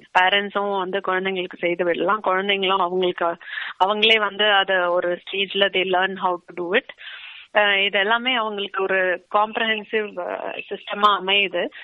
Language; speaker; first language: Tamil; native; Tamil